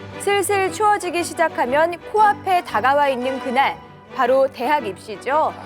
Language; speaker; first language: Korean; native; Korean